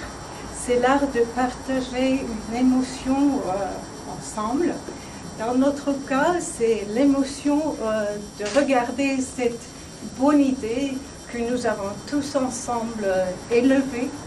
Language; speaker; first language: French; non-native, fluent; Turkish